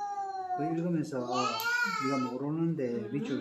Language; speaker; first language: Korean; native; Korean